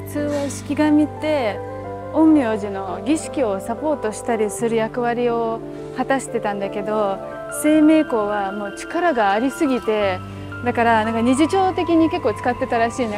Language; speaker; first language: Japanese; non-native, fluent; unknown